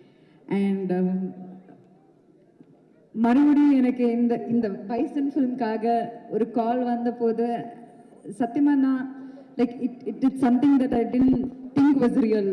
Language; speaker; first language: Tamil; non-native, local second language; Malayalam